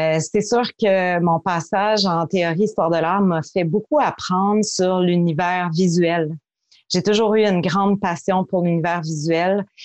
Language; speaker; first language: French; native; French